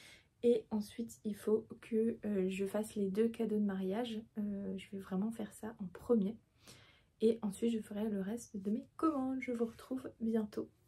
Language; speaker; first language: French; native; French